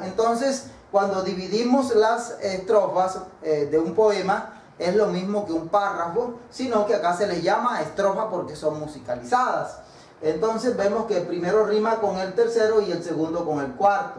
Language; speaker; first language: Spanish; native; Spanish